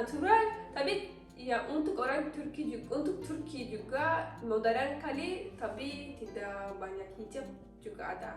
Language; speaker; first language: Indonesian; non-native, learner; Turkish